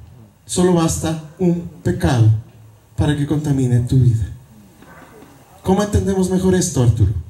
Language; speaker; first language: Spanish; native; Spanish